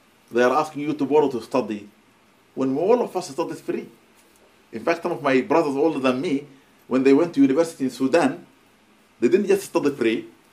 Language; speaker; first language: English; non-native, fluent; Arabic